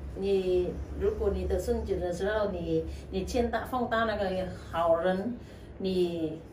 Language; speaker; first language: Chinese; non-native, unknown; Vietnamese